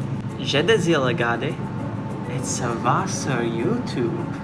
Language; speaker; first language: French; non-native, learner; English